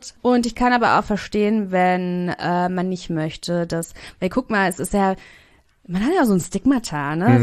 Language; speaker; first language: German; native; German